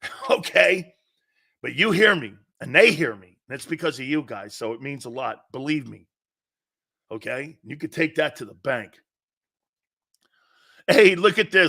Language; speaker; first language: English; native; English